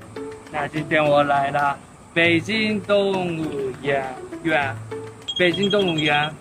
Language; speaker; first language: Chinese; non-native, learner; Japanese